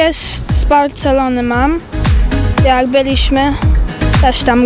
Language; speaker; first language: Polish; early bilingual, heritage; Polish